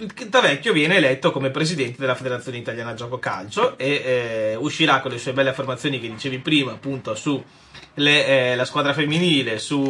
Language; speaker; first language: Italian; native; Italian